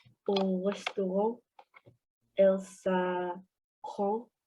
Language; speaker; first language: French; non-native, learner; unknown